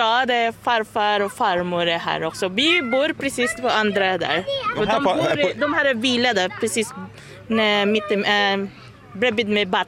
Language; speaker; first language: Swedish; non-native, learner; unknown